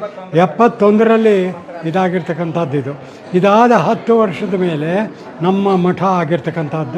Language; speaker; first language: Kannada; native; Kannada